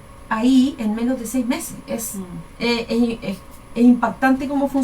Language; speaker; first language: Spanish; native; Spanish